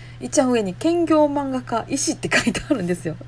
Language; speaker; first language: Japanese; native; Japanese